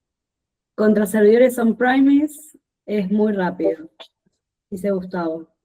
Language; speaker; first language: Spanish; native; Spanish